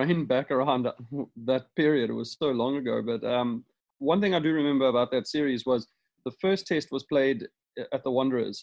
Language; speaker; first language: English; native; English